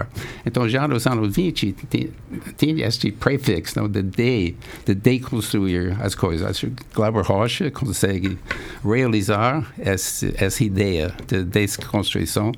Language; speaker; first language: Portuguese; non-native, fluent; English